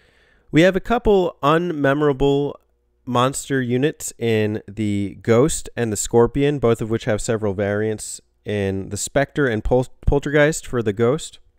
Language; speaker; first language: English; native; English